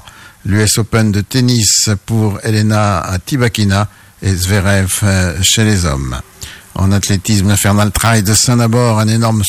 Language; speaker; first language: French; native; French